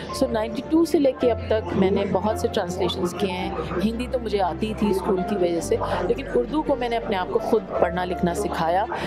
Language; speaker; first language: Hindi; native; Hindi